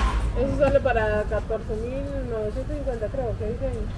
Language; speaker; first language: Spanish; native; Spanish